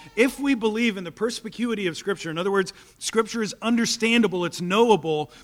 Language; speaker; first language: English; native; English